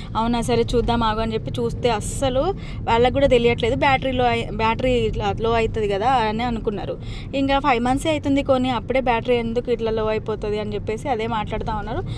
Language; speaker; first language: Telugu; native; Telugu